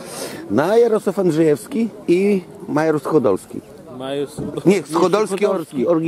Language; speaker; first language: Polish; native; Polish